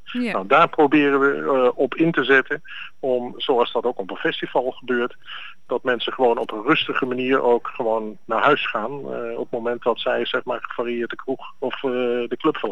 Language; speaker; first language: Dutch; native; Dutch